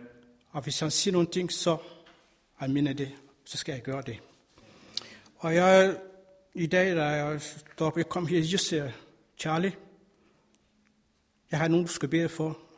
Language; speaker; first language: Danish; non-native, learner; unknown